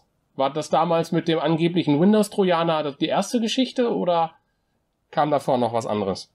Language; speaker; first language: German; native; German